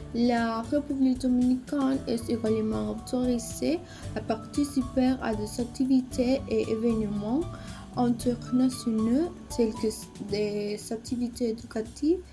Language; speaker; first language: French; non-native, learner; Spanish